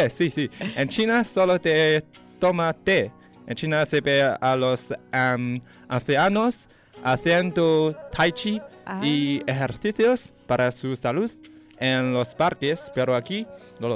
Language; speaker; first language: Spanish; non-native, learner; Chinese